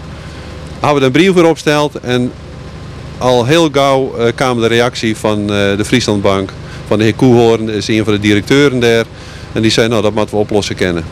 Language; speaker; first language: Dutch; native; Dutch